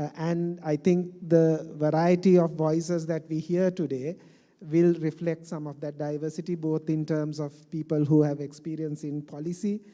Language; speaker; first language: English; non-native, local second language; Sinhala